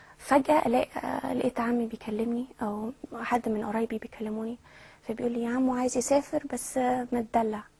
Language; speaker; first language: Arabic; early bilingual, heritage; Arabic